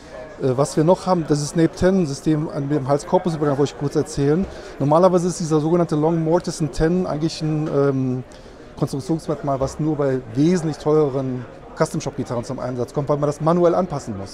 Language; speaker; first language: German; native; German